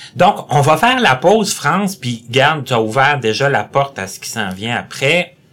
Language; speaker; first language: French; native; French